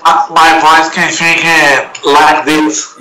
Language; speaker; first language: English; non-native, learner; Portuguese